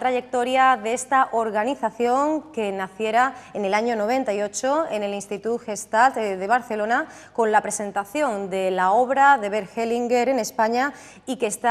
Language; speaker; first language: Spanish; native; Spanish